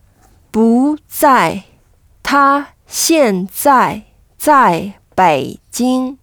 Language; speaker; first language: Chinese; non-native, learner; French